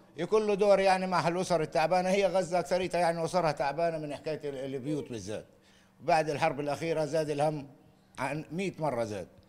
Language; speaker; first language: Arabic; native; Arabic